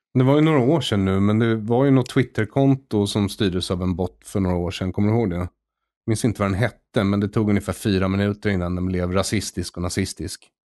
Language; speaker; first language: Swedish; native; Swedish